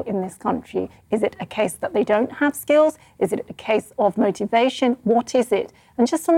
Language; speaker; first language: English; native; English